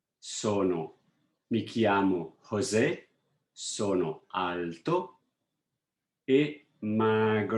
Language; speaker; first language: Italian; non-native, fluent; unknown